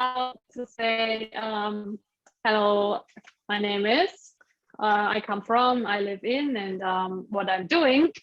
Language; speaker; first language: English; non-native, fluent; German